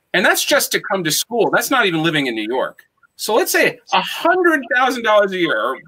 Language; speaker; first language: English; native; English